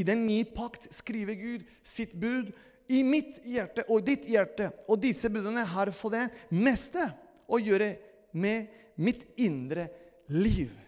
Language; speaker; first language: Norwegian; non-native, fluent; Spanish